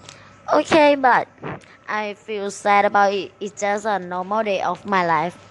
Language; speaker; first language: English; non-native, learner; Thai